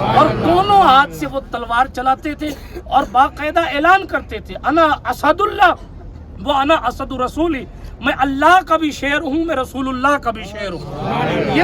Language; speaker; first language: Urdu; native; Urdu